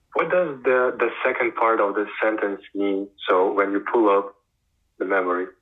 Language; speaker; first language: English; non-native, fluent; Ukrainian